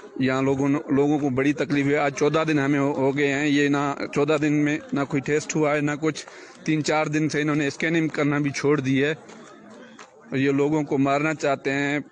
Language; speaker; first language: Urdu; non-native, local second language; Sindhi